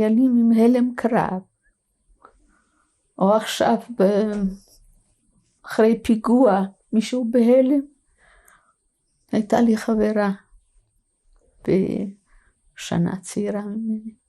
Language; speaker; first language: Hebrew; non-native, fluent; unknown